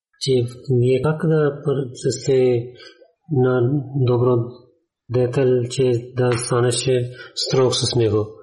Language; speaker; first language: Bulgarian; non-native, learner; Urdu